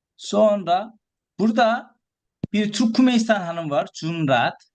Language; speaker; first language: Turkish; non-native, fluent; Korean